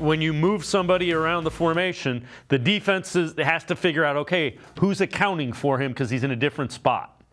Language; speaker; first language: English; native; English